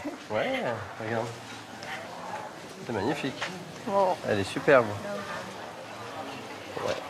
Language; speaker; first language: French; native; French